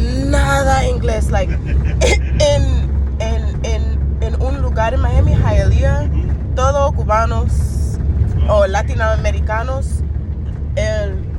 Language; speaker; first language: Spanish; non-native, learner; English